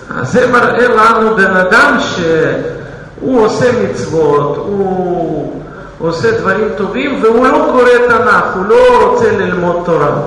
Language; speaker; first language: Hebrew; non-native, fluent; Russian